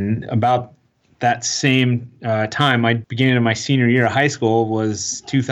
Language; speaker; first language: English; native; English